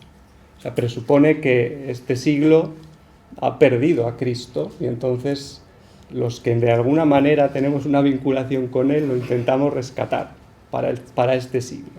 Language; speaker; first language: Spanish; native; Spanish